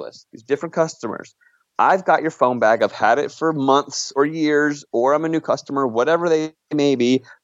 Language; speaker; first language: English; native; English